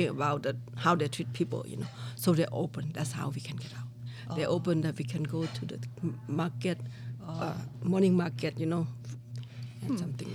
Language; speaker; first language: English; non-native, learner; Lao